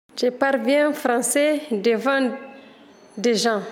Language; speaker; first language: French; non-native, learner; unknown